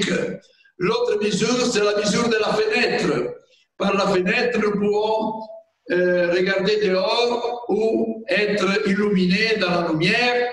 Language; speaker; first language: French; non-native, fluent; Italian